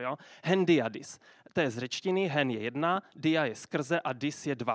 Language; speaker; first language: Czech; native; Czech